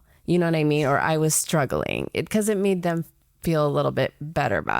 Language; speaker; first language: English; native; English